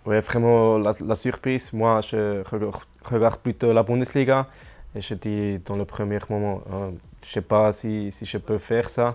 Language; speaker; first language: French; non-native, local second language; German